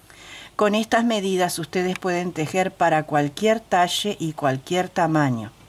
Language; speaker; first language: Spanish; native; Spanish